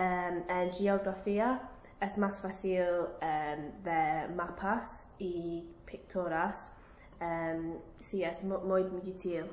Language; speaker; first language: Spanish; non-native, learner; English